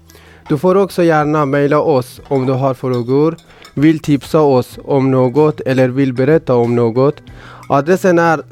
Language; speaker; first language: Swedish; non-native, fluent; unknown